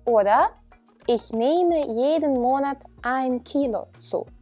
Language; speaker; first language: German; non-native, fluent; Ukrainian